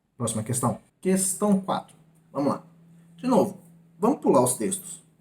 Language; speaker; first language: Portuguese; native; Portuguese